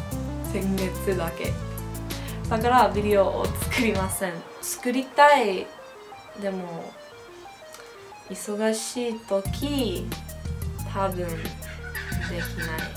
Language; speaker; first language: Japanese; non-native, learner; English